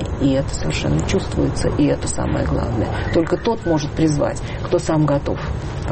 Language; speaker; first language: Russian; native; Russian